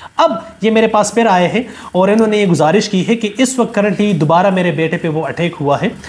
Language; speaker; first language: Urdu; non-native, local second language; Pashto